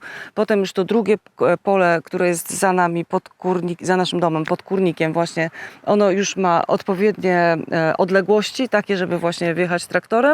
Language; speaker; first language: Polish; native; Polish